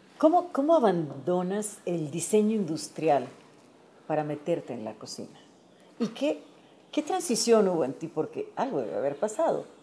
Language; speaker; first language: Spanish; native; Spanish